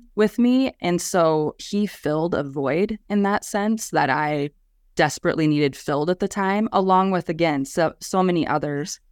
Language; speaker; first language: English; native; English